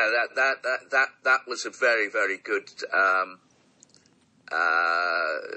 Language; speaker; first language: English; native; English